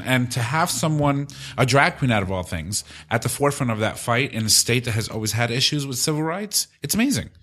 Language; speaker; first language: English; native; English